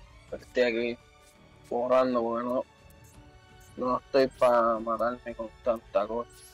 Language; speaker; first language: Spanish; native; Spanish